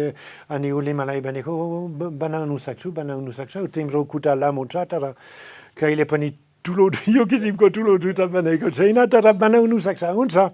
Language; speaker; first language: Nepali; non-native, fluent; French